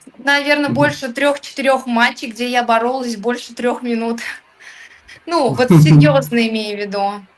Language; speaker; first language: Russian; native; Russian